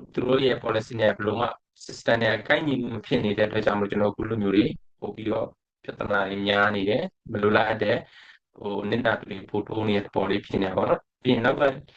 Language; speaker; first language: Burmese; native; Burmese